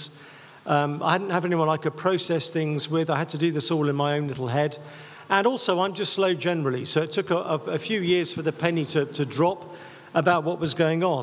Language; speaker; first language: English; native; English